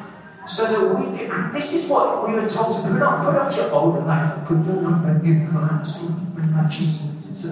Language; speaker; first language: English; native; English